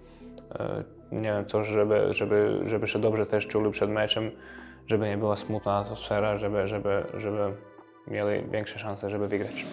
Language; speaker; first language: Polish; non-native, fluent; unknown